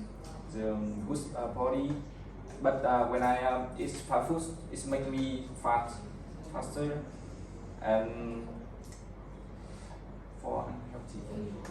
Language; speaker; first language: English; non-native, learner; Vietnamese